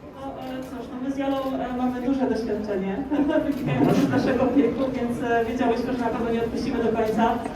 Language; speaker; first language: Polish; native; Polish